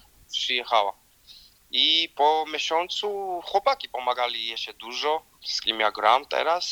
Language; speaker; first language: Polish; non-native, learner; Georgian